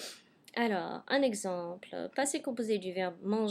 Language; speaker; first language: French; non-native, fluent; English